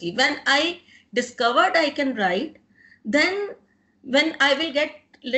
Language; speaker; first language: English; non-native, local second language; Punjabi